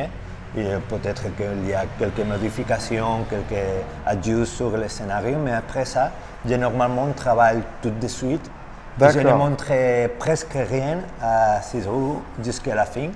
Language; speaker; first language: French; non-native, learner; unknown